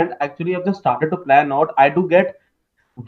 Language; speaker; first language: English; non-native, local second language; Hindi